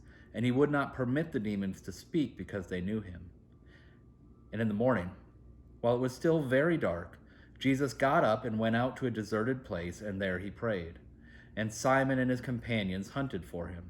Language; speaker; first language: English; native; English